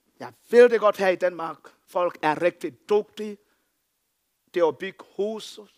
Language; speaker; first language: Danish; non-native, fluent; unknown